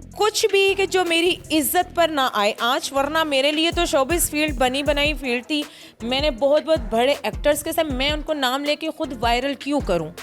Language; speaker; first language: Urdu; non-native, local second language; Punjabi